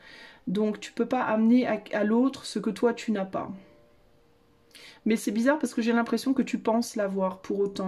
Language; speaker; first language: French; native; French